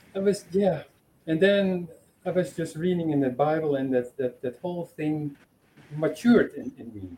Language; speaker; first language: English; non-native, fluent; Dutch